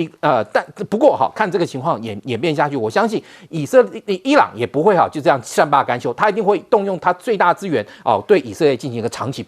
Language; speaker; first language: Chinese; native; Chinese